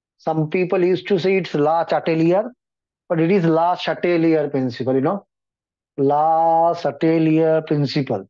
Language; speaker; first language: English; non-native, local second language; Hindi